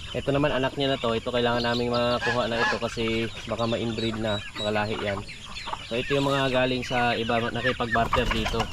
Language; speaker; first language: Filipino; non-native, local second language; Cebuano